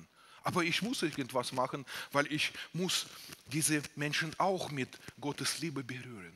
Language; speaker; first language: German; non-native, fluent; Russian